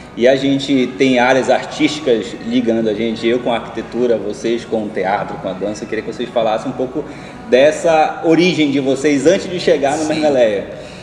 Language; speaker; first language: Portuguese; native; Portuguese